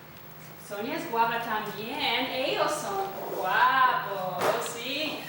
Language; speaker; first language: Spanish; non-native, fluent; English